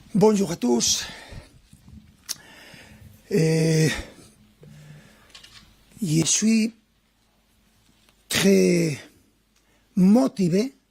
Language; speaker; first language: French; non-native, fluent; Spanish